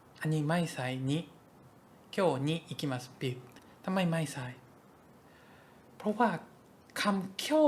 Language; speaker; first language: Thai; non-native, fluent; Japanese